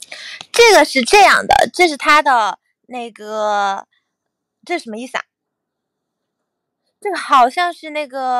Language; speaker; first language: Chinese; native; Chinese